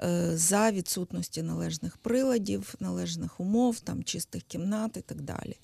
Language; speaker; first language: Ukrainian; native; Ukrainian